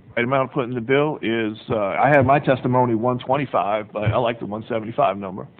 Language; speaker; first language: English; native; English